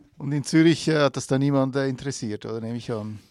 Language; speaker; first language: German; native; German